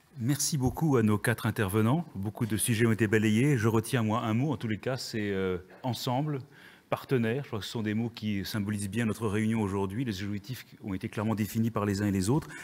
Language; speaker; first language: French; native; French